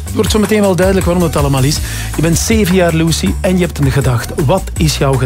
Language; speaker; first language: Dutch; native; Dutch